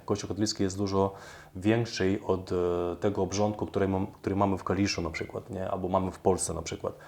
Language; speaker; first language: Polish; non-native, fluent; Ukrainian